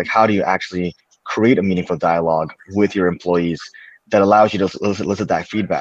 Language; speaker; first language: English; native; English